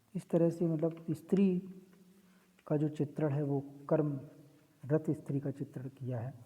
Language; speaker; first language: Hindi; native; Hindi